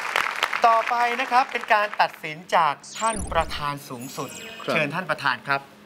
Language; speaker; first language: Thai; native; Thai